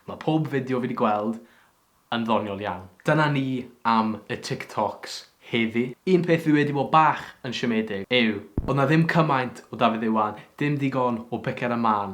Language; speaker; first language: Welsh; native; Welsh